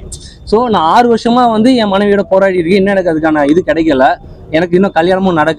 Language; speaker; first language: Tamil; native; Tamil